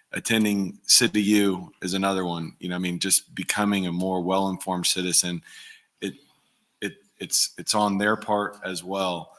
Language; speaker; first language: English; native; English